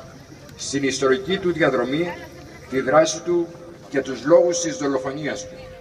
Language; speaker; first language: Greek; native; Greek